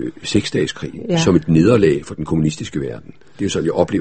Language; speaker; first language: Danish; native; Danish